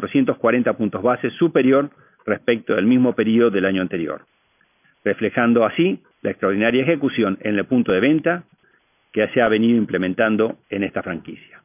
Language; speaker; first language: Spanish; native; Spanish